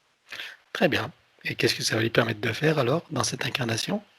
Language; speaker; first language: French; native; French